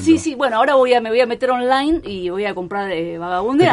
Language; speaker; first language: Spanish; native; Spanish